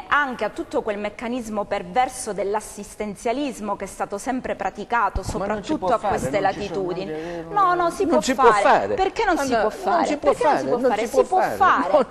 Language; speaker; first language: Italian; native; Italian